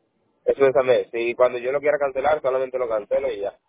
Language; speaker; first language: Spanish; native; Spanish